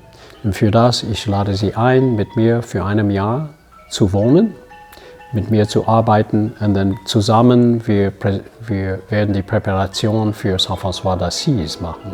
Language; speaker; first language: German; non-native, learner; English